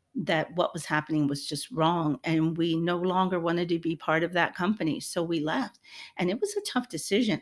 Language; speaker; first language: English; early bilingual, other home language; Spanish